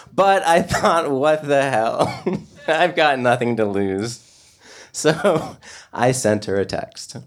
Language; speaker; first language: English; native; English